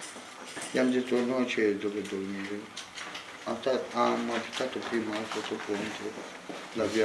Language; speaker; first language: Italian; non-native, learner; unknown